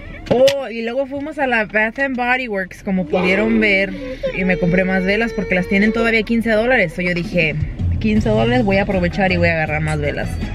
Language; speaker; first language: Spanish; early bilingual, heritage; Spanish